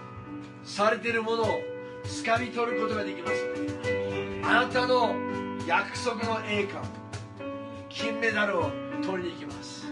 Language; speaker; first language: Japanese; non-native, fluent; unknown